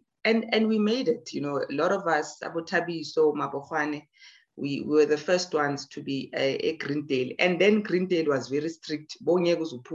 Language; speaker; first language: English; non-native, local second language; Zulu